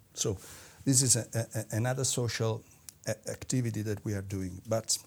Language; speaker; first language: English; non-native, fluent; Italian